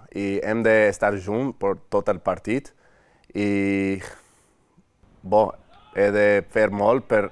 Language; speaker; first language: Catalan; non-native, learner; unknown